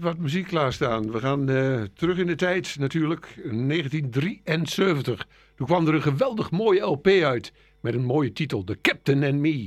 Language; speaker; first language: Dutch; native; Dutch